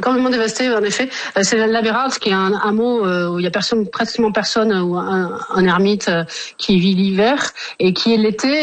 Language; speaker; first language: French; native; French